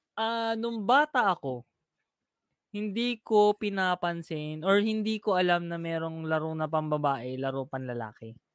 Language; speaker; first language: Filipino; native; Filipino